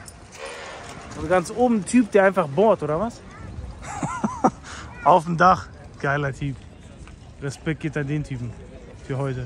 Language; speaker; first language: German; native; German